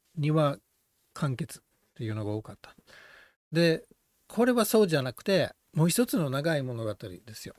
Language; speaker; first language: Japanese; non-native, fluent; English